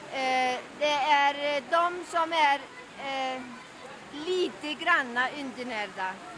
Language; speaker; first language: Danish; non-native, learner; Icelandic